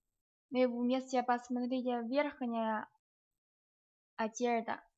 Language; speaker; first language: Russian; non-native, learner; Chinese